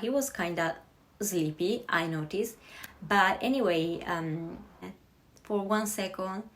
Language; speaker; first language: English; non-native, fluent; Italian